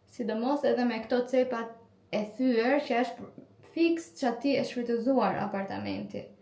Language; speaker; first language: Albanian; native; Albanian